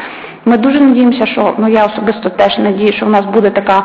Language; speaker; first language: Ukrainian; native; Ukrainian